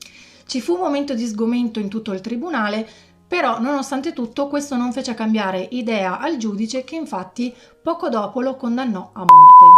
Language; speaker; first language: Italian; native; Italian